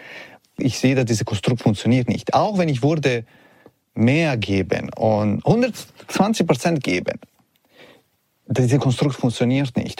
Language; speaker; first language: German; non-native, fluent; Italian